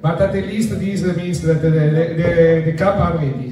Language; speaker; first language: English; non-native, fluent; Italian